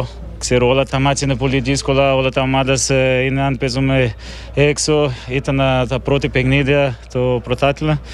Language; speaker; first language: Greek; non-native, learner; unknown